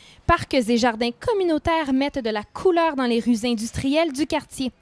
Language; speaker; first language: French; native; French